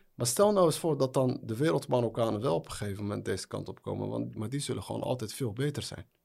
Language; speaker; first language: Dutch; early bilingual, other home language; Arabic